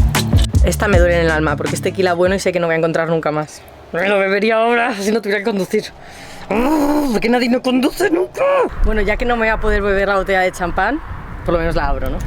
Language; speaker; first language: Spanish; native; Spanish